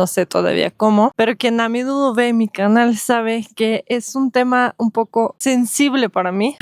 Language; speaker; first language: Spanish; non-native, fluent; Russian